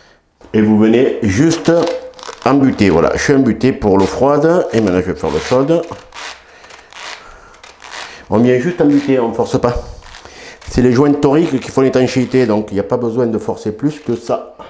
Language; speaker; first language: French; native; French